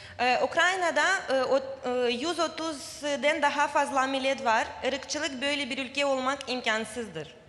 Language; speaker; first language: Turkish; non-native, fluent; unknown